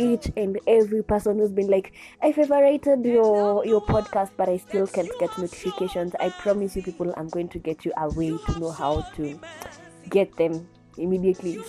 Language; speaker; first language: English; non-native, local second language; Swahili